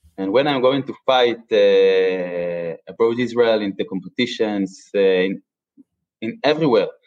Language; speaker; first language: English; non-native, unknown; Hebrew